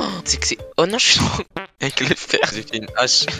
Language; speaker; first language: French; native; French